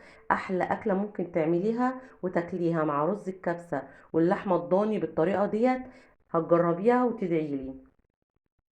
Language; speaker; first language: Arabic; native; Arabic